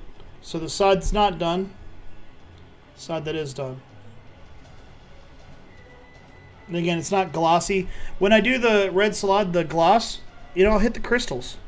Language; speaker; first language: English; native; English